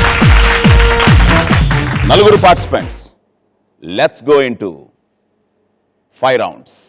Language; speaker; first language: Telugu; native; Telugu